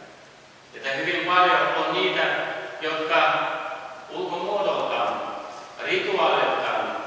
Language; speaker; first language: Finnish; early bilingual, heritage; Finnish